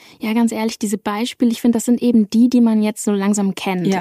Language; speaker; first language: German; native; German